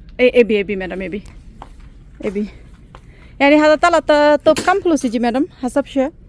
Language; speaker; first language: Arabic; non-native, learner; Bangla